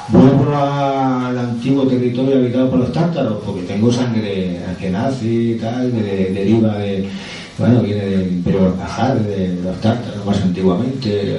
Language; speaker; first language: Spanish; native; Spanish